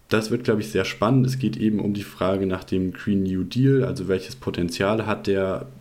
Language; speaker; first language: German; native; German